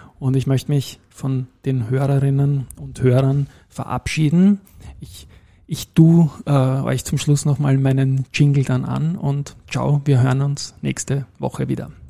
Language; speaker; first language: German; native; German